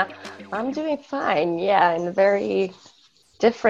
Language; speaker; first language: English; non-native, fluent; Portuguese